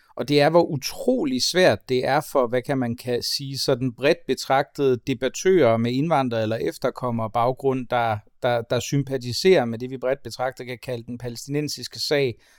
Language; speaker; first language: Danish; native; Danish